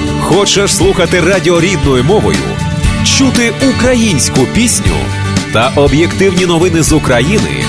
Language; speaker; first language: Ukrainian; native; Ukrainian